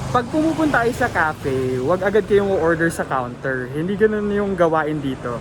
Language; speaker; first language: Filipino; native; Filipino